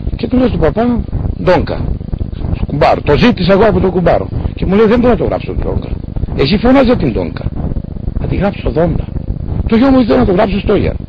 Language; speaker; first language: Greek; non-native, local second language; Macedonian